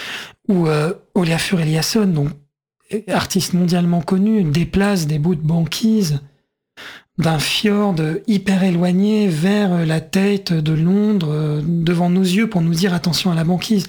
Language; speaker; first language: French; native; French